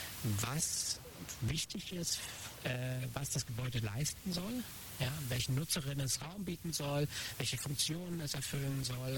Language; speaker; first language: German; native; German